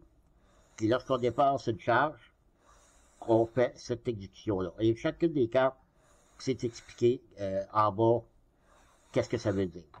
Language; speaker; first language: French; native; French